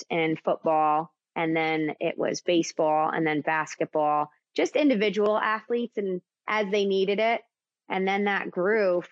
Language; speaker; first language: English; native; English